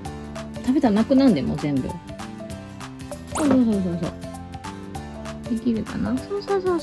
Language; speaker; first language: Japanese; native; Japanese